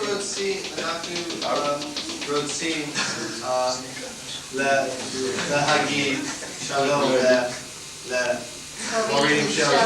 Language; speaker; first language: Hebrew; non-native, learner; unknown